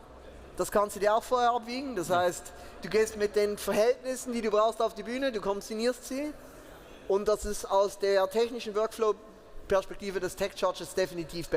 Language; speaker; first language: German; native; German